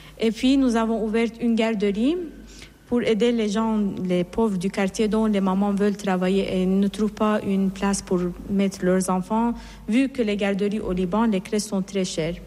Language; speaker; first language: French; non-native, fluent; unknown